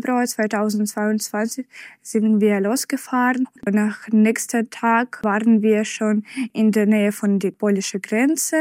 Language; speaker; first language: German; non-native, fluent; Ukrainian